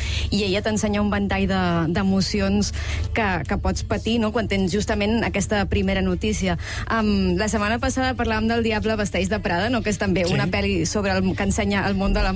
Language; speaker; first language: Catalan; native; Catalan